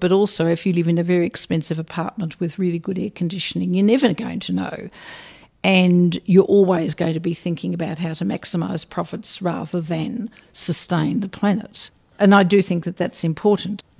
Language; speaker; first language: English; native; English